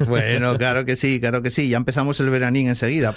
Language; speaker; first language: Spanish; native; Spanish